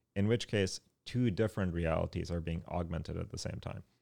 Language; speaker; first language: English; non-native, local second language; Urdu